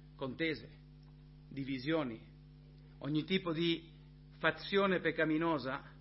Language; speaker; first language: Italian; non-native, fluent; English